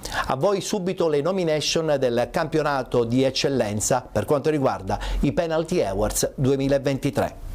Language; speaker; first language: Italian; native; Italian